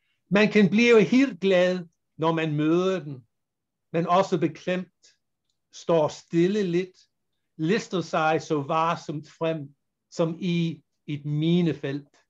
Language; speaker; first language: Danish; non-native, fluent; English